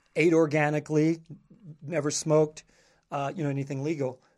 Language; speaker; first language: English; native; English